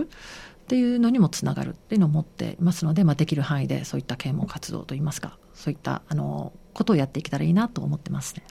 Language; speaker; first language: Japanese; native; Japanese